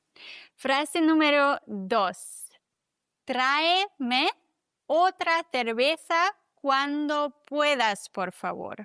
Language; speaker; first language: Spanish; non-native, fluent; German